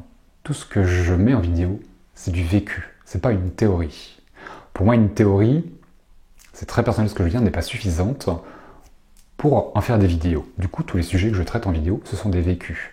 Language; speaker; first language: French; native; French